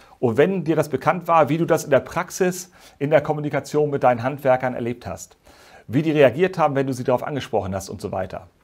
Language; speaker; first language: German; native; German